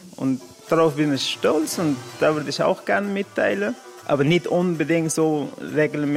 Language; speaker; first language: German; non-native, fluent; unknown